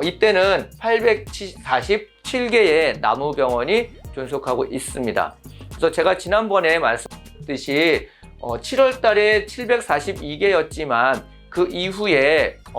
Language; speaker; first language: Korean; native; Korean